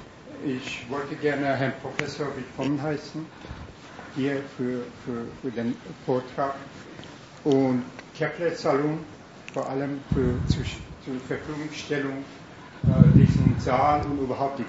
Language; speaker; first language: German; non-native, fluent; Persian